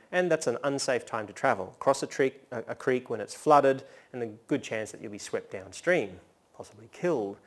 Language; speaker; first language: English; native; English